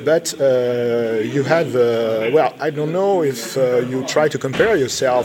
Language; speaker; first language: English; non-native, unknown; French